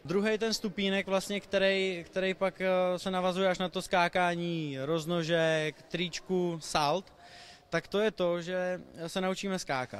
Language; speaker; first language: Czech; native; Czech